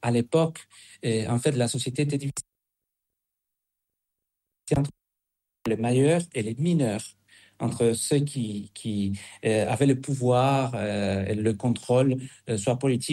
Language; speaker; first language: French; non-native, fluent; Spanish